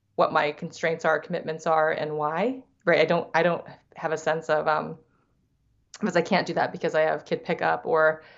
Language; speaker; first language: English; early bilingual, other home language; Thai